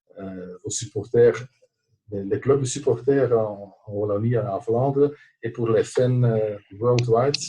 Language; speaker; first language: French; non-native, local second language; Dutch